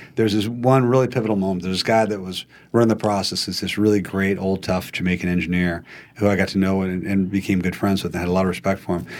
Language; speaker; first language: English; native; English